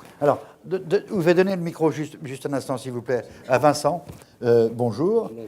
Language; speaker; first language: French; native; French